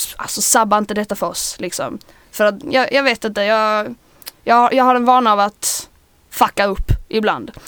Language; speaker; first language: Swedish; native; Swedish